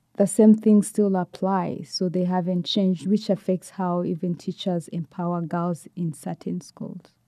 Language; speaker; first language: English; non-native, local second language; Ganda